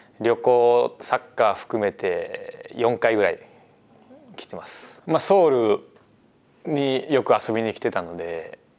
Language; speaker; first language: Japanese; native; Japanese